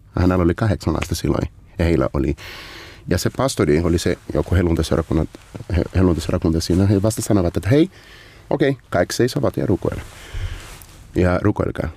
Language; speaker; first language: Finnish; non-native, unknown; Portuguese